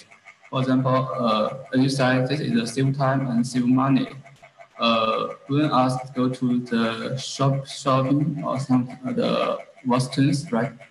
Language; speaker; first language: English; non-native, learner; Chinese